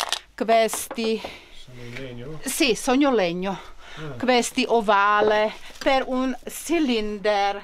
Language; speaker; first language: Italian; non-native, learner; Czech